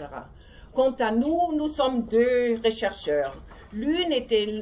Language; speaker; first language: French; non-native, learner; German